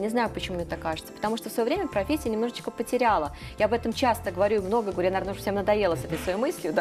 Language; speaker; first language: Russian; native; Russian